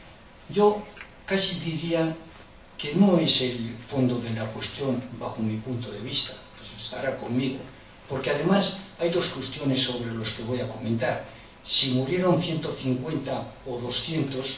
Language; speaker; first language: Spanish; native; Spanish